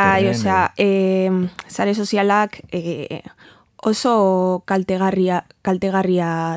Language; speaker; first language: Basque; non-native, learner; Spanish